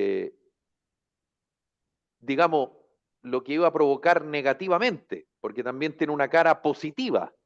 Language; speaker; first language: Spanish; native; Spanish